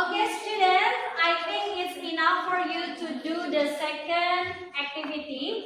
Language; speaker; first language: English; non-native, fluent; Indonesian